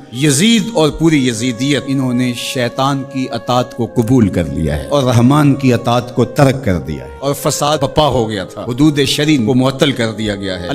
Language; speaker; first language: Urdu; native; Urdu